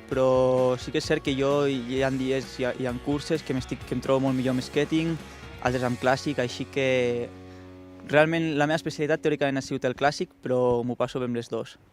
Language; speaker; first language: Catalan; native; Catalan